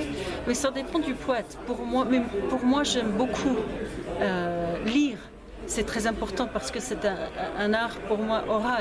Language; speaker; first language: French; non-native, fluent; English